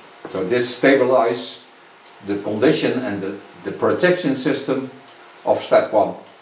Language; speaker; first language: English; non-native, fluent; Dutch